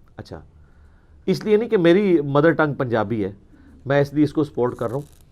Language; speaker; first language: Urdu; native; Urdu